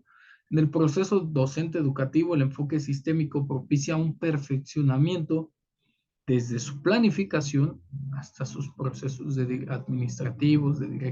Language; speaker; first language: Spanish; native; Spanish